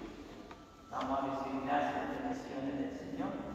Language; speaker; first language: Spanish; native; Spanish